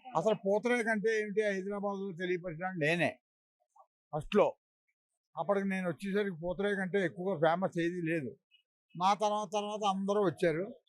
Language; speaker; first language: Telugu; native; Telugu